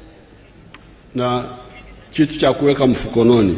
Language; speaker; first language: Swahili; non-native, local second language; Nyankole